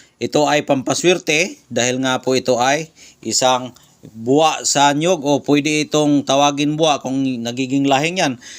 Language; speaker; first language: Filipino; non-native, local second language; Cebuano